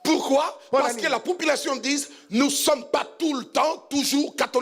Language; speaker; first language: French; non-native, local second language; Lingala